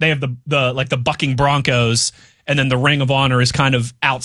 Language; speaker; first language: English; native; English